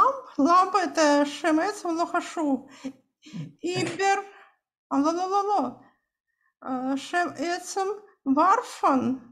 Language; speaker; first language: Hebrew; non-native, fluent; Russian